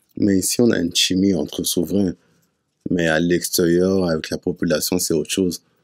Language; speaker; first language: French; early bilingual, other home language; Haitian Creole